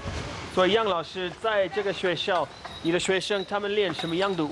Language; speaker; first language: Chinese; non-native, learner; English